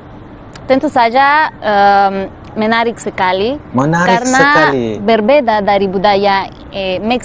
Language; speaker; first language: Indonesian; non-native, learner; Spanish